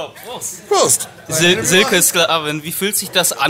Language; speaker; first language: German; native; German